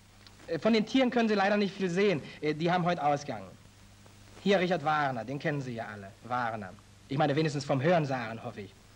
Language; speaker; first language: German; native; German